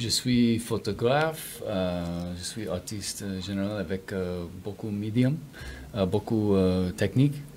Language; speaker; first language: French; non-native, learner; English